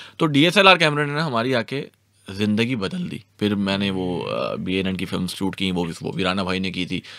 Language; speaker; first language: Urdu; native; Urdu